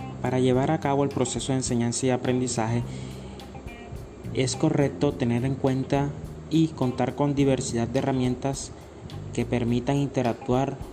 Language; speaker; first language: Spanish; native; Spanish